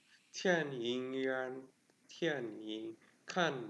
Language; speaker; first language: Chinese; non-native, learner; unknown